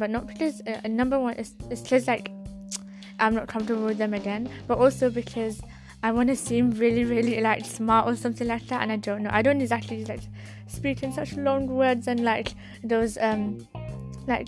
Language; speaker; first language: English; native; English